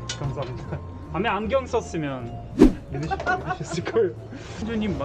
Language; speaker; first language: Korean; non-native, fluent; Russian